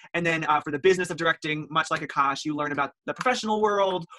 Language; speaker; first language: English; native; English